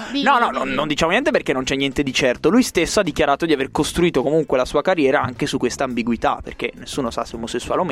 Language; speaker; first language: Italian; native; Italian